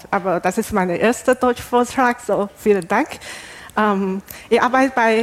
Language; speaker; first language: German; non-native, fluent; Chinese